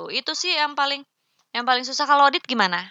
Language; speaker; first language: Indonesian; native; Indonesian